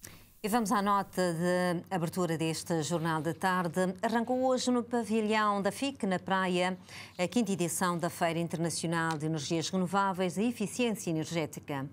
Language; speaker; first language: Portuguese; non-native, local second language; Kabuverdianu